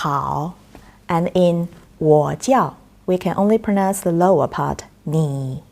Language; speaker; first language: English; non-native, fluent; Chinese